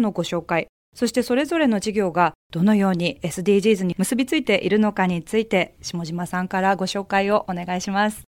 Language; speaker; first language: Japanese; native; Japanese